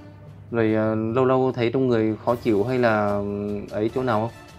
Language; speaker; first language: Vietnamese; native; Vietnamese